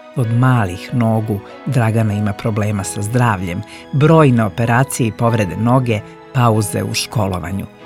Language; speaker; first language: Serbian; native; Serbian